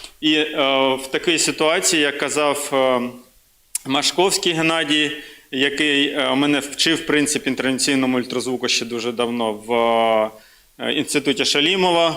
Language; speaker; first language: Ukrainian; native; Ukrainian